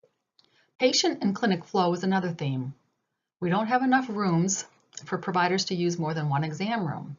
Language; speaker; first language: English; native; English